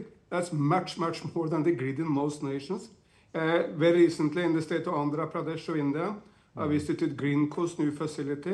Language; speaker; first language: English; non-native, fluent; Norwegian